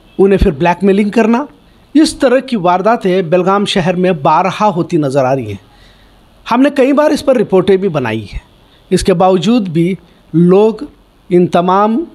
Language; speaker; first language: Hindi; non-native, local second language; Urdu